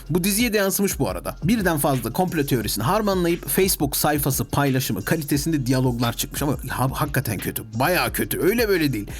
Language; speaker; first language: Turkish; native; Turkish